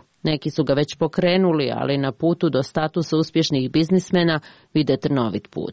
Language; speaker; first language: Croatian; native; Croatian